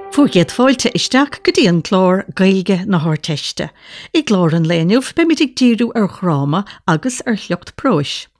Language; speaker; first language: Irish; native; Irish